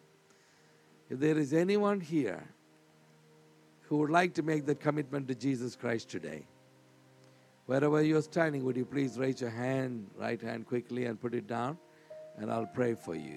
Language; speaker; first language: English; non-native, local second language; Malayalam